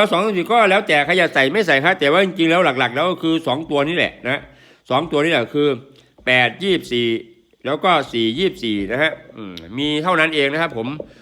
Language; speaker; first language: Thai; non-native, local second language; Northeastern Thai